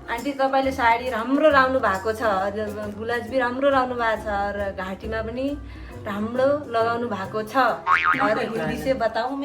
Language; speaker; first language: Nepali; non-native, learner; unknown